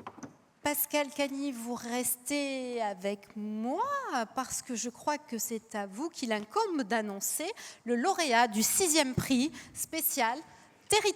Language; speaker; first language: French; native; French